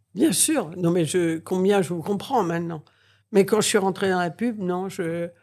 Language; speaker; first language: French; early bilingual, other home language; Catalan